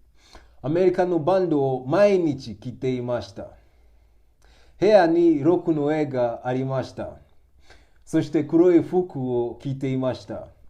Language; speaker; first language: Japanese; non-native, learner; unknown